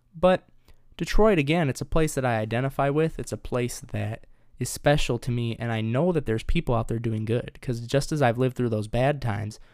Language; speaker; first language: English; native; English